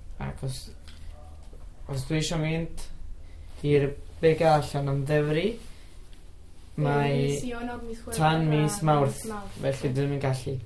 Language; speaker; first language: Welsh; non-native, learner; Spanish